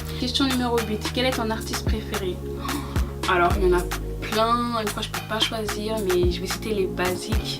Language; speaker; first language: French; native; French